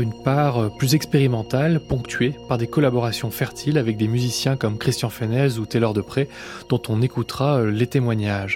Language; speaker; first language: French; native; French